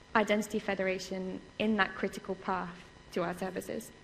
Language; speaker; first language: English; native; English